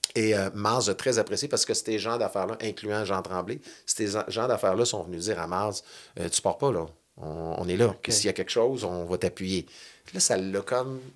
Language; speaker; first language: French; native; French